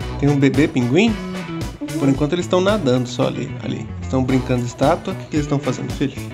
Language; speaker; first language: Portuguese; native; Portuguese